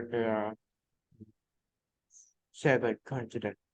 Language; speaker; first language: English; non-native, learner; Vietnamese